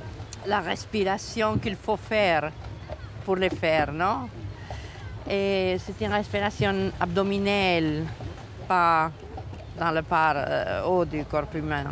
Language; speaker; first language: French; non-native, fluent; Spanish